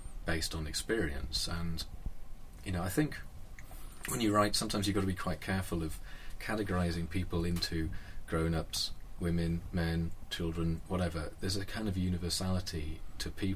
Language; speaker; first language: English; native; English